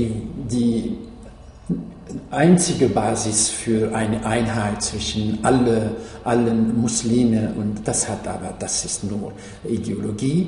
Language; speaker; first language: German; non-native, fluent; Arabic